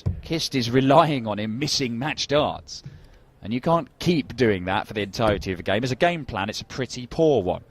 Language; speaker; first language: English; native; English